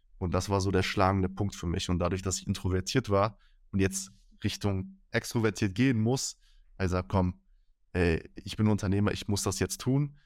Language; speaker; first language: German; early bilingual, other home language; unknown